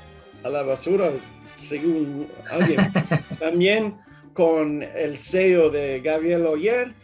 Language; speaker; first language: Spanish; early bilingual, heritage; English